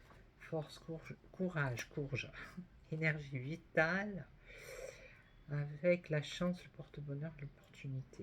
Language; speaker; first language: French; native; French